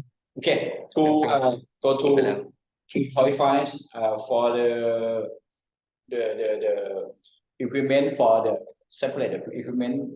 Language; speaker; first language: English; non-native, learner; Thai